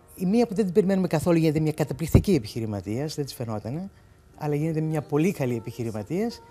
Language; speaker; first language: Greek; native; Greek